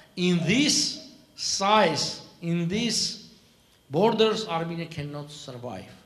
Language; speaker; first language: English; non-native, fluent; Armenian